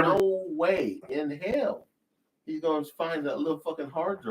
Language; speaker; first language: English; native; English